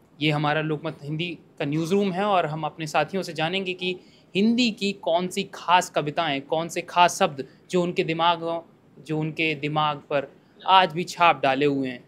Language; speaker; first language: Hindi; native; Hindi